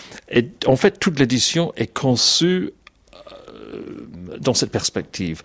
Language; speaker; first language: French; non-native, fluent; English